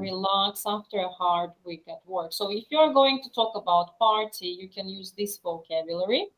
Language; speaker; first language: English; non-native, fluent; Russian